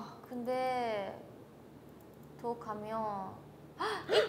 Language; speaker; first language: Korean; non-native, learner; Japanese